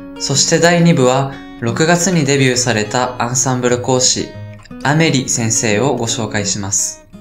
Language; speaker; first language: Japanese; native; Japanese